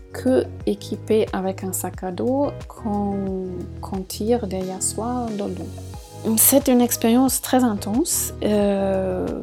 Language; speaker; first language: French; non-native, fluent; German